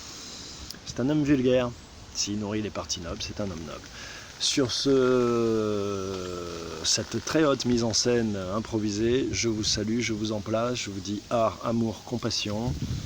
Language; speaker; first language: French; native; French